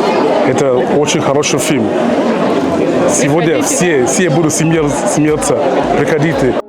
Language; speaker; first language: Russian; non-native, learner; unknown